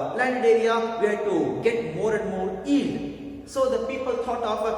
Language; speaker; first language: English; non-native, local second language; Kannada